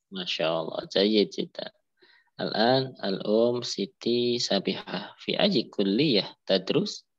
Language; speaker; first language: Arabic; non-native, fluent; Indonesian